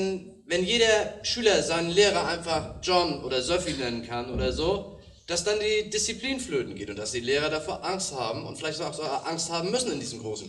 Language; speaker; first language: German; native; German